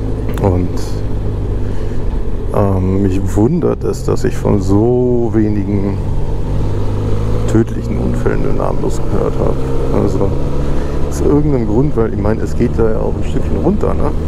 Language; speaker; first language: German; native; German